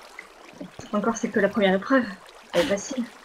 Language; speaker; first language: French; native; French